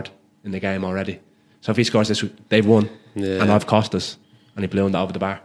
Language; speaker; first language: English; native; English